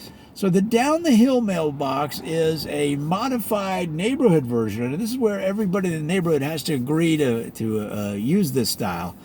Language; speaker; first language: English; native; English